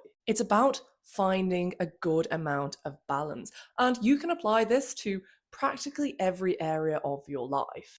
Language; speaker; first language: English; native; English